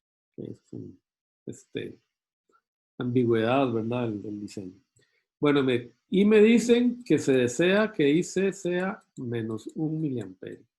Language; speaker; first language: Spanish; native; Spanish